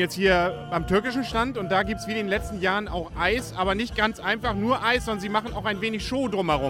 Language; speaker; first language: German; native; German